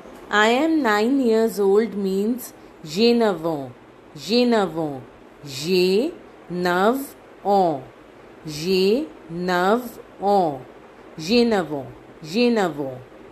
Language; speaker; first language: French; non-native, learner; Hindi